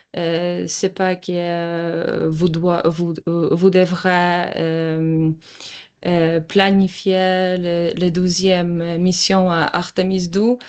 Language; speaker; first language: French; non-native, learner; Polish